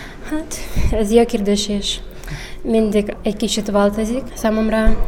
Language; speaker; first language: Hungarian; non-native, learner; Udmurt